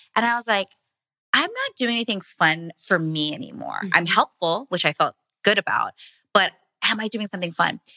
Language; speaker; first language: English; native; English